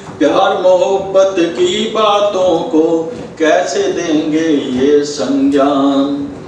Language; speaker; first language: Hindi; native; Hindi